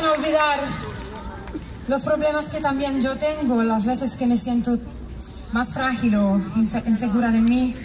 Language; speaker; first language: Spanish; non-native, fluent; Italian